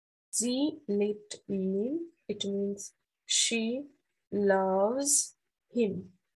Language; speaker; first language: German; non-native, fluent; Hindi